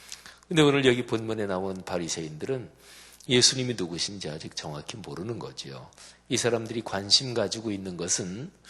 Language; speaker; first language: Korean; native; Korean